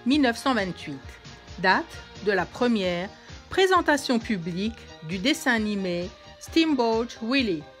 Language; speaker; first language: French; native; French